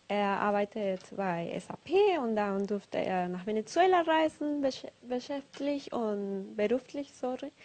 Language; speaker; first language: German; non-native, learner; Spanish